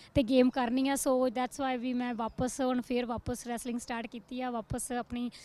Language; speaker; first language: Punjabi; native; Punjabi